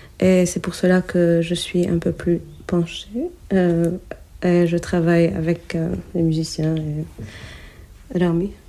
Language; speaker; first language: French; non-native, local second language; Arabic